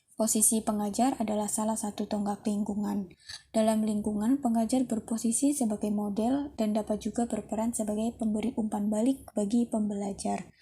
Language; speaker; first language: Indonesian; native; Indonesian